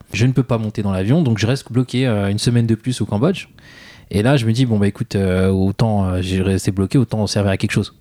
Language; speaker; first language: French; early bilingual, other home language; Khmer